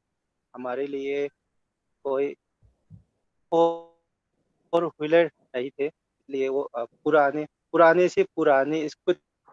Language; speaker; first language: Hindi; non-native, local second language; Manipuri